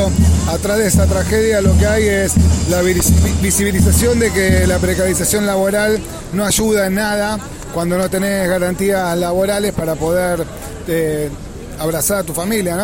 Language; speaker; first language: Spanish; native; Spanish